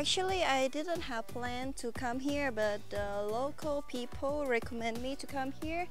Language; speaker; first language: English; non-native, learner; Thai